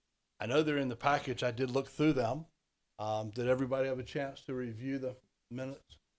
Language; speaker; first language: English; native; English